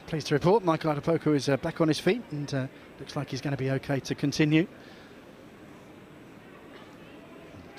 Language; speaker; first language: English; native; English